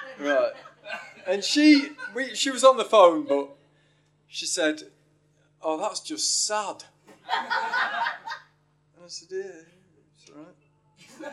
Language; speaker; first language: English; native; English